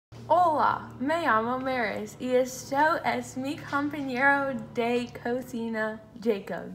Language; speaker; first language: Spanish; non-native, learner; English